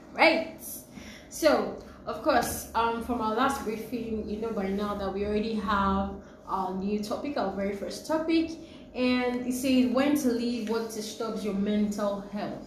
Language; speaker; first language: English; non-native, local second language; Yoruba